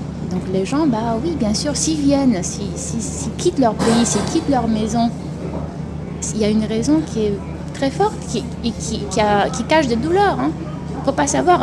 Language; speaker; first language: French; non-native, fluent; Romanian